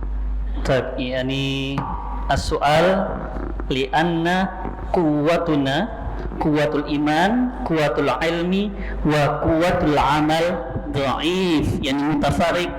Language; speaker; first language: Arabic; non-native, learner; Indonesian